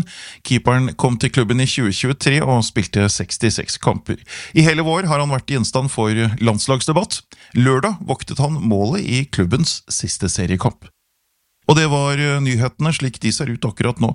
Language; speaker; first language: Norwegian; native; Norwegian